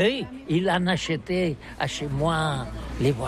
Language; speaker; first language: French; non-native, learner; Catalan